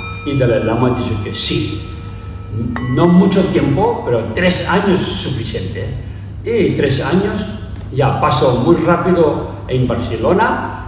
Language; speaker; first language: Spanish; non-native, learner; Tibetan